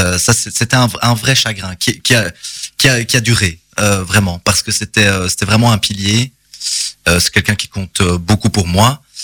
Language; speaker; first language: French; native; French